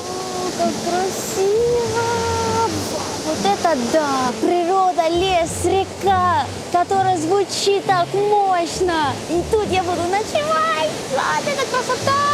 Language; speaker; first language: Russian; native; Russian